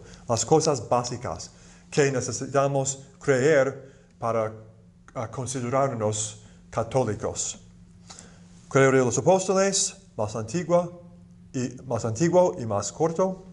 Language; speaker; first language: Spanish; non-native, fluent; English